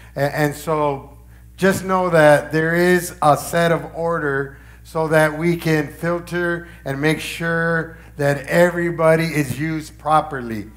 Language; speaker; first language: English; early bilingual, other home language; Spanish